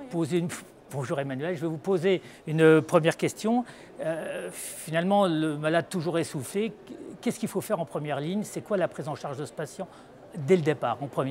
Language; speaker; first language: French; native; French